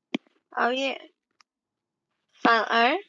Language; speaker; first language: Chinese; non-native, fluent; Indonesian